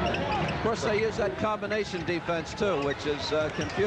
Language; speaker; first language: English; native; English